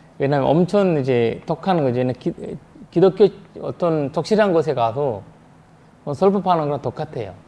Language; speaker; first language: Korean; non-native, fluent; Sinhala